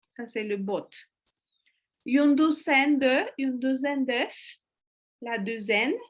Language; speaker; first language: French; non-native, fluent; Spanish